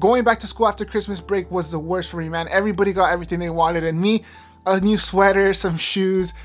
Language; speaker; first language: English; early bilingual, other home language; Spanish